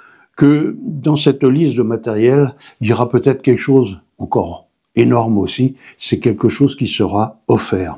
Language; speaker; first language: French; native; French